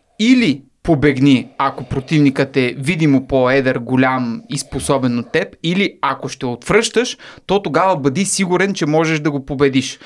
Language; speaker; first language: Bulgarian; native; Bulgarian